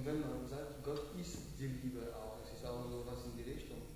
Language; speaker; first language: German; non-native, learner; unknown